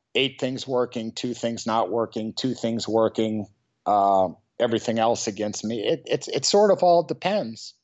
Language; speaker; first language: English; native; English